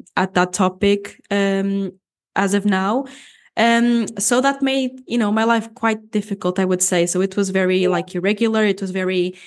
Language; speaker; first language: English; non-native, fluent; Portuguese